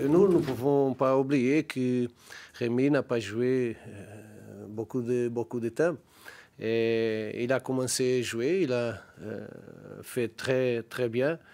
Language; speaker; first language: French; non-native, learner; Portuguese